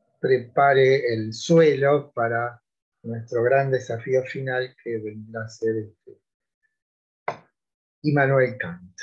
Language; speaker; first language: Spanish; native; Spanish